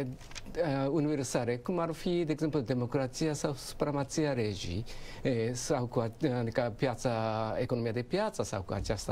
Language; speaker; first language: Romanian; non-native, learner; Japanese